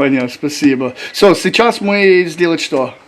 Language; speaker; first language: Russian; non-native, learner; English